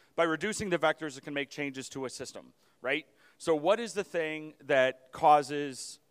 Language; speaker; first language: English; native; English